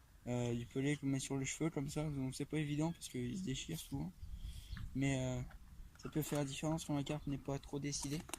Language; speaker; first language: French; native; French